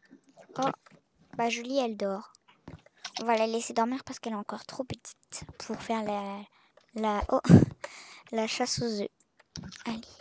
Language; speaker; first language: French; native; French